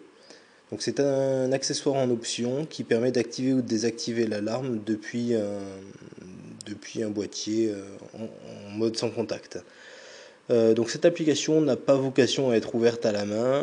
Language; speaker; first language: French; native; French